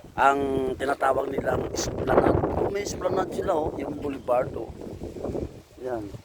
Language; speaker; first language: Filipino; non-native, local second language; Hiligaynon